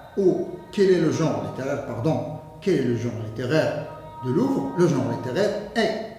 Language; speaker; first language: French; non-native, local second language; Arabic